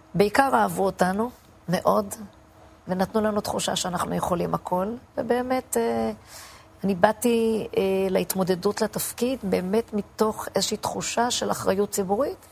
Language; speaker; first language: Hebrew; native; Hebrew